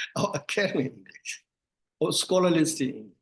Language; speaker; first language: English; non-native, fluent; Burmese